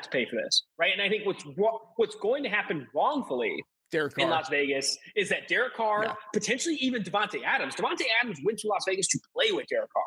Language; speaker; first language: English; native; English